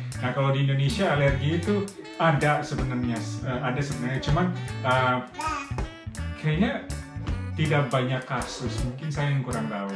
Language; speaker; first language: Indonesian; native; Indonesian